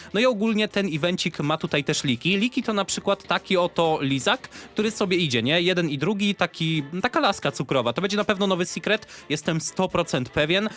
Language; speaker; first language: Polish; native; Polish